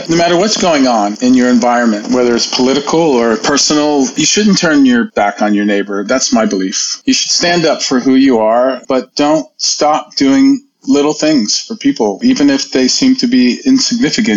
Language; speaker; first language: English; native; English